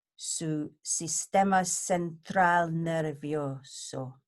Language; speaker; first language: Spanish; non-native, learner; English